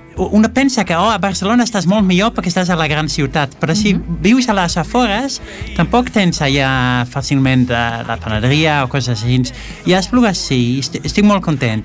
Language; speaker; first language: Catalan; non-native, fluent; Dutch